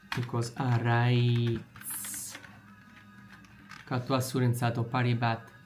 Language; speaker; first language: Basque; non-native, learner; English